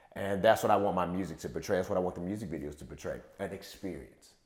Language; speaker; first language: English; native; English